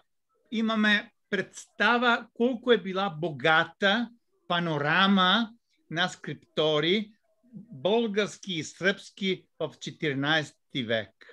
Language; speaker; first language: Bulgarian; non-native, fluent; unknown